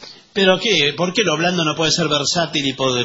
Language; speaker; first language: Spanish; native; Spanish